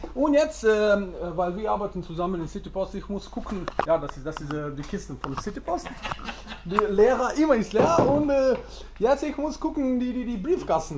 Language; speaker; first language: German; non-native, learner; Serbian